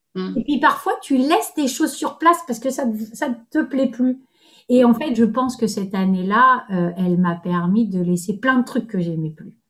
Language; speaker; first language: French; native; French